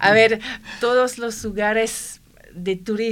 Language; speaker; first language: Spanish; non-native, learner; French